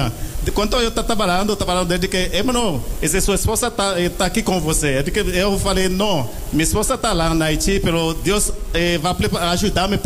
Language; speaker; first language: Portuguese; non-native, learner; Haitian Creole